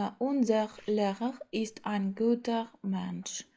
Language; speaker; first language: German; non-native, fluent; Ukrainian